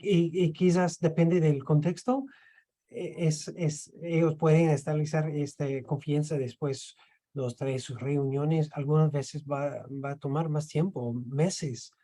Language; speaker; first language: Spanish; non-native, fluent; English